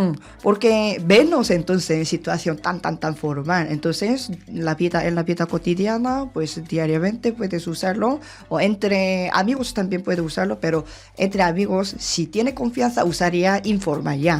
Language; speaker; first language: Spanish; non-native, learner; Korean